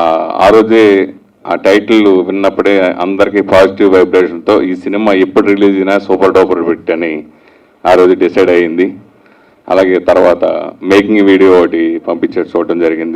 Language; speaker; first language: Telugu; native; Telugu